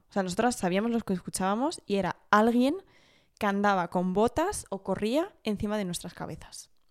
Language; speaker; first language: Spanish; early bilingual, heritage; Spanish